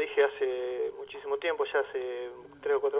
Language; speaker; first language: Spanish; native; Spanish